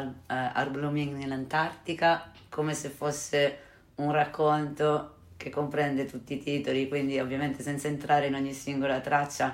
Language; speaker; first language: Italian; native; Italian